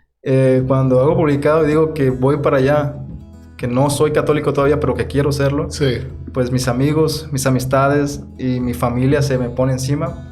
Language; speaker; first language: Spanish; native; Spanish